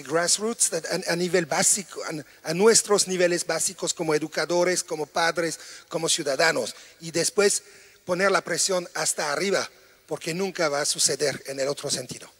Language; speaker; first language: Spanish; non-native, fluent; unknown